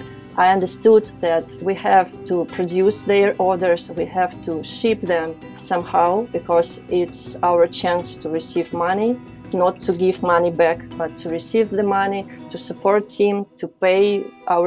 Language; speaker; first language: English; non-native, fluent; Ukrainian